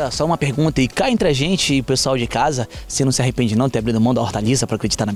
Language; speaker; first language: Portuguese; native; Portuguese